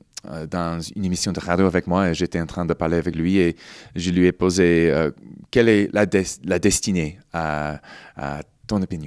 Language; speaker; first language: French; non-native, fluent; English